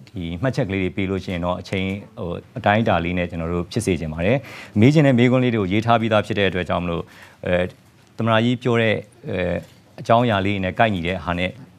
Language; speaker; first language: Burmese; native; Burmese